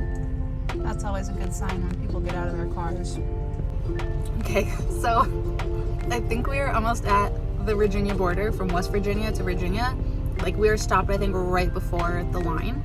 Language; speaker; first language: English; native; English